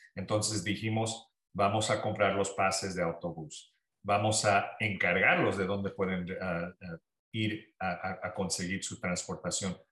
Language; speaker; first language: Spanish; early bilingual, heritage; Spanish